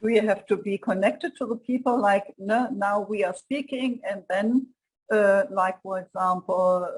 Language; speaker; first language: English; non-native, fluent; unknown